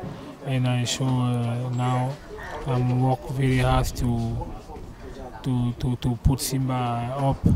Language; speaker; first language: English; non-native, learner; French